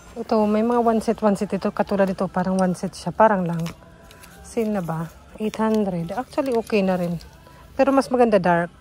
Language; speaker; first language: Filipino; native; Filipino